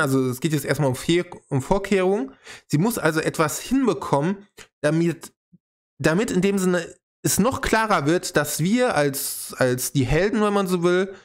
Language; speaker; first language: German; native; German